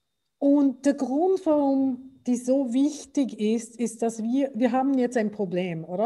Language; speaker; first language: German; non-native, fluent; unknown